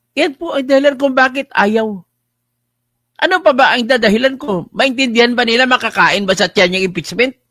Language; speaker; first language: Filipino; non-native, local second language; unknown